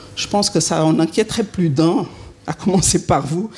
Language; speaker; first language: French; native; French